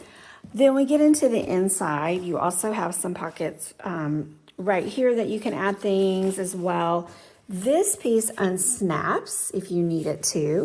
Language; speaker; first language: English; native; English